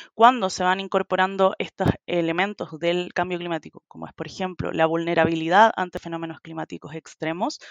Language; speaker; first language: Spanish; native; Spanish